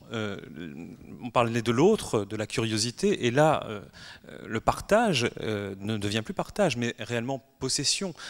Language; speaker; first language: French; native; French